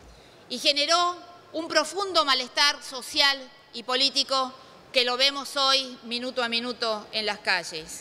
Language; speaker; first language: Spanish; native; Spanish